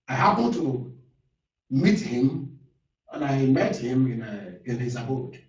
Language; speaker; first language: English; non-native, local second language; Yoruba